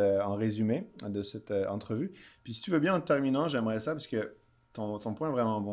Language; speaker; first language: French; native; French